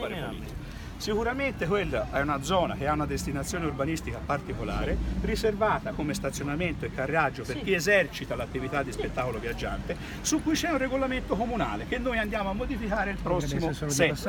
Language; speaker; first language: Italian; native; Italian